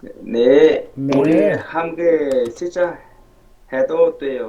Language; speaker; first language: Korean; non-native, learner; Vietnamese